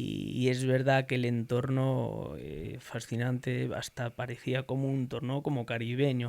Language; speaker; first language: Spanish; native; Spanish